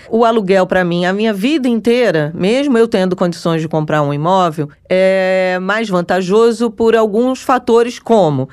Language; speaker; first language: Portuguese; native; Portuguese